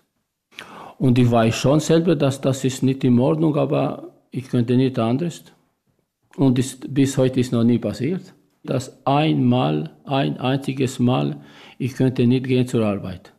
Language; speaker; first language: German; non-native, learner; Albanian